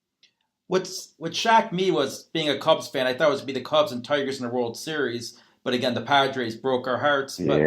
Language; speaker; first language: English; native; English